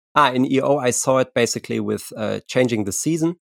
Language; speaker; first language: English; non-native, fluent; German